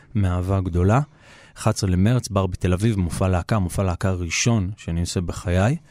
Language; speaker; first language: Hebrew; native; Hebrew